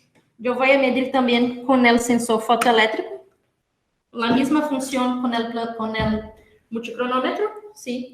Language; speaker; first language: Spanish; non-native, fluent; Portuguese